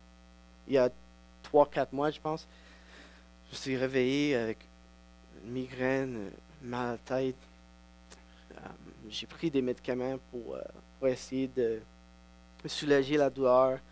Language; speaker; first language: French; non-native, local second language; English